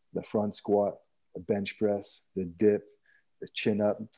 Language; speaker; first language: French; native; French